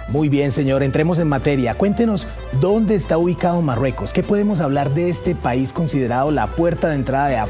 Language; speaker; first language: Spanish; native; Spanish